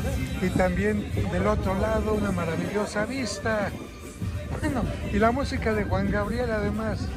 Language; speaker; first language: Spanish; native; Spanish